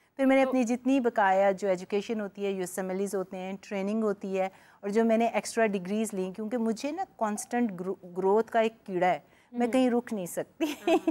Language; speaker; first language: Urdu; non-native, local second language; Punjabi